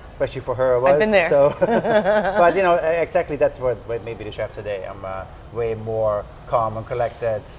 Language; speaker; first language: English; non-native, fluent; German